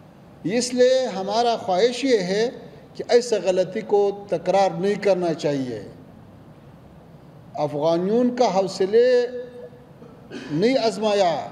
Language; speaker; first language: Hindi; non-native, learner; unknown